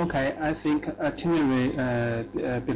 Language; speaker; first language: English; non-native, learner; Chinese